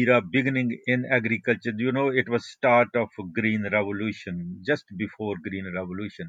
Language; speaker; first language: English; non-native, local second language; Punjabi